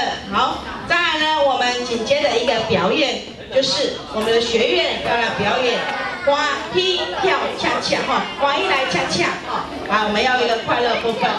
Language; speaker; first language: Chinese; native; Chinese